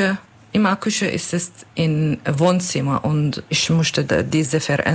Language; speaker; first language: German; non-native, learner; Kurdish